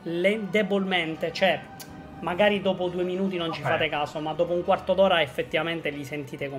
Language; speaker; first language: Italian; native; Italian